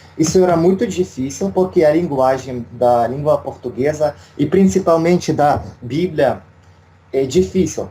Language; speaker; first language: Portuguese; non-native, learner; Russian